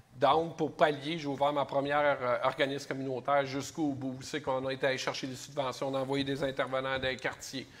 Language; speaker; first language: French; native; French